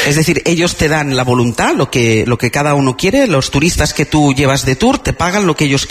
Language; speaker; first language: Spanish; native; Spanish